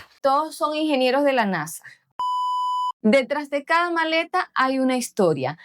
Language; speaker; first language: Spanish; native; Spanish